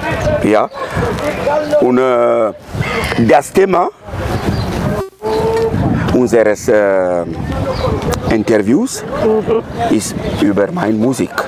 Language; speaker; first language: German; non-native, learner; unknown